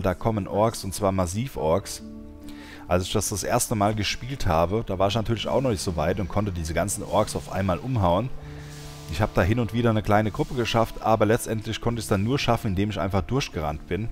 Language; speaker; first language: German; native; German